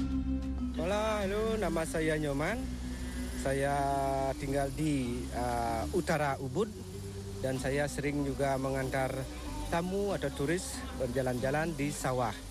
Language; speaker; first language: Indonesian; non-native, local second language; Balinese